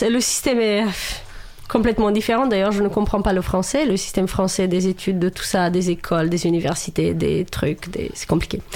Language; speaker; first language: French; non-native, fluent; Romanian